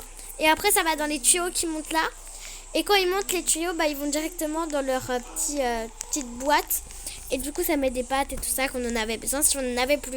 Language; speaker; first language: French; native; French